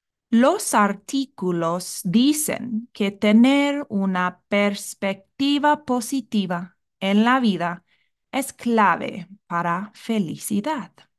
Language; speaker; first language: Spanish; non-native, fluent; English